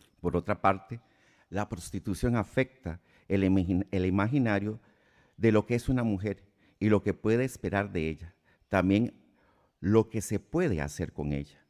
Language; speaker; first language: Spanish; native; Spanish